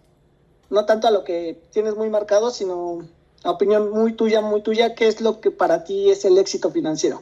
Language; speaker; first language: Spanish; native; Spanish